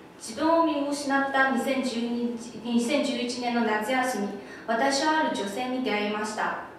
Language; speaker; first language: Japanese; non-native, fluent; Chinese